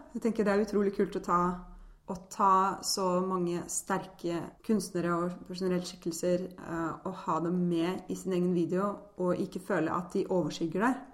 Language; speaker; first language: Norwegian; early bilingual, other home language; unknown